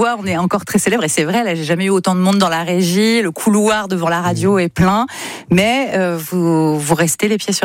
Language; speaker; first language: French; native; French